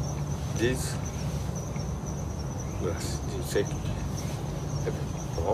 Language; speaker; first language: Turkish; non-native, learner; Japanese